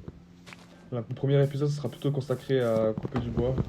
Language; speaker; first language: French; native; French